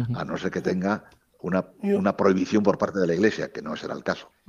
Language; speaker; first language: Spanish; native; Spanish